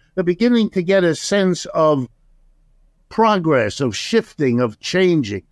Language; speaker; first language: English; early bilingual, other home language; German